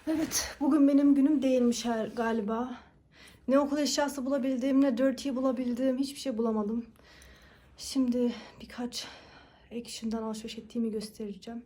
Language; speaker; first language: Turkish; early bilingual, heritage; Turkish